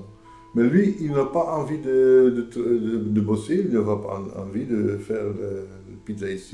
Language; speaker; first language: French; non-native, fluent; Dutch